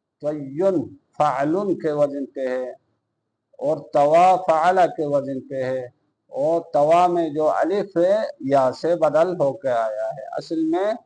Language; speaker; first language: Urdu; non-native, local second language; Balti